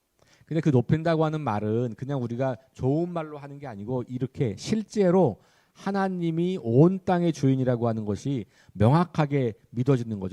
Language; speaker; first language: Korean; native; Korean